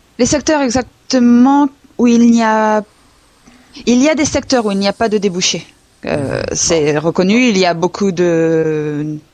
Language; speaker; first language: French; native; French